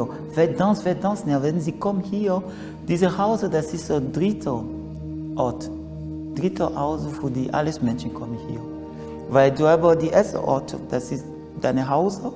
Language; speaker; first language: German; non-native, learner; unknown